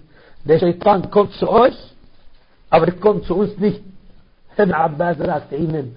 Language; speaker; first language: German; non-native, fluent; Arabic